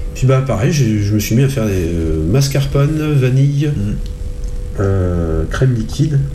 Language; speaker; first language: French; native; French